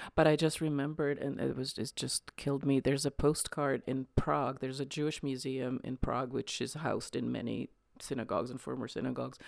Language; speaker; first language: English; non-native, fluent; Czech